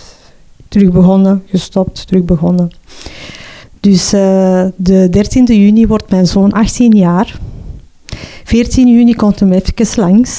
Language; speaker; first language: Dutch; non-native, local second language; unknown